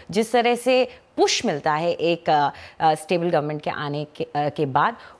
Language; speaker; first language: Hindi; native; Hindi